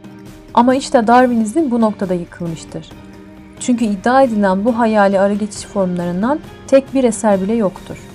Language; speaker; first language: Turkish; native; Turkish